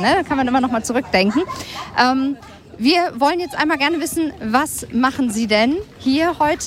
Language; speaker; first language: German; native; German